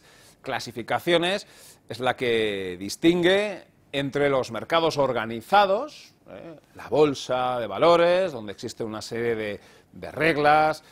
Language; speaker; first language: Spanish; native; Spanish